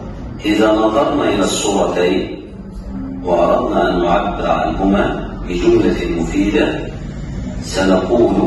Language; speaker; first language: Arabic; non-native, learner; Indonesian